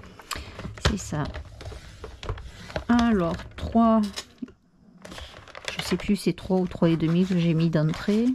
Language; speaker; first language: French; native; French